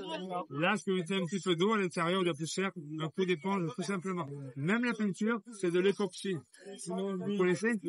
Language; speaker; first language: French; native; French